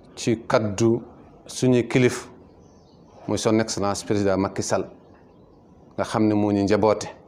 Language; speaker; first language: Wolof; non-native, local second language; Fula